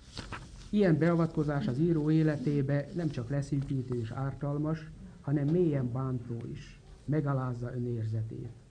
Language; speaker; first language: Hungarian; native; Hungarian